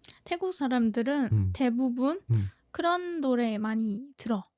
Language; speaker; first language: Korean; non-native, fluent; Thai